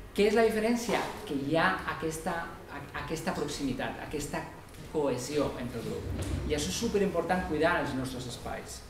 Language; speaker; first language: Catalan; non-native, local second language; Spanish